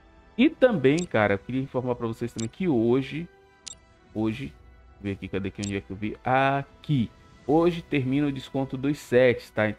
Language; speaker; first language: Portuguese; native; Portuguese